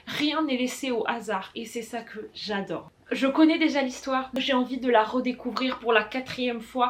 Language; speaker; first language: French; native; French